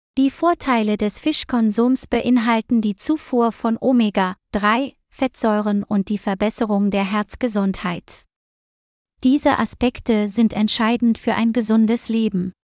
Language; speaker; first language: German; non-native, learner; Vietnamese